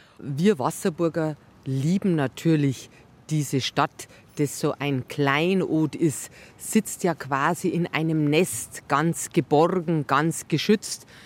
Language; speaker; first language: German; native; German